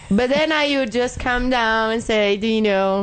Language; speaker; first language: English; non-native, fluent; Portuguese